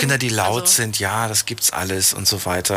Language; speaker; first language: German; native; German